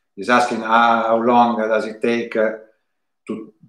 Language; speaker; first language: English; non-native, fluent; Italian